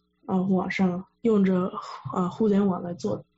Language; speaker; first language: Chinese; early bilingual, heritage; Chinese